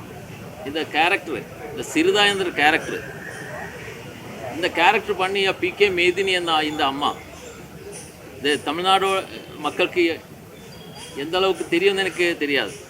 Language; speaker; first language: Tamil; non-native, learner; Malayalam